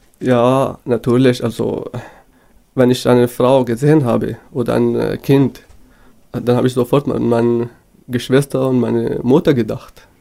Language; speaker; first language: German; non-native, fluent; Kurdish